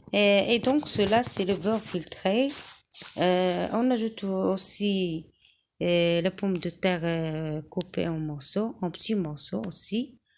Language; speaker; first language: French; non-native, local second language; Arabic